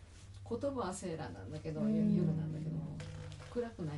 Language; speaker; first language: Japanese; native; Japanese